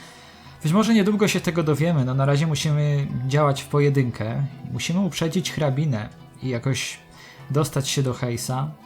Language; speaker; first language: Polish; native; Polish